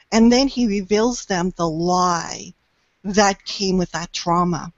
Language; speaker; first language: English; native; English